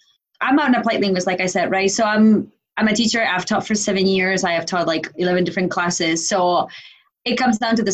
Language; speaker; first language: English; non-native, fluent; Spanish